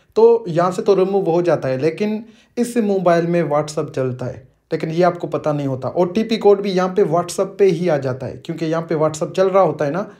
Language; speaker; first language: Urdu; non-native, local second language; Sindhi